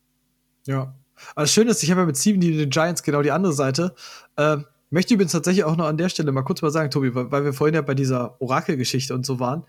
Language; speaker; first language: German; native; German